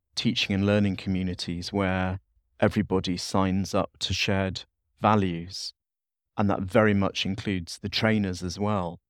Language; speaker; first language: English; native; English